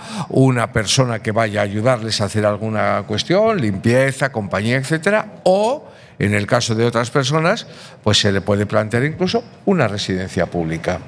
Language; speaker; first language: Spanish; native; Spanish